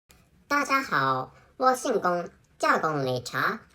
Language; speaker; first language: Chinese; non-native, learner; Japanese